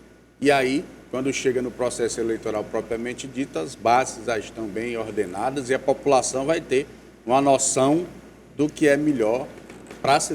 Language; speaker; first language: Portuguese; native; Portuguese